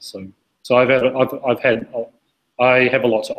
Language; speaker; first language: English; native; English